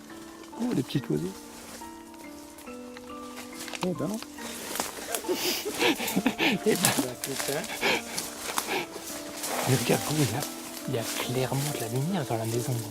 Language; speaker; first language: French; native; French